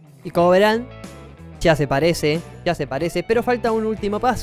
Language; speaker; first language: Spanish; native; Spanish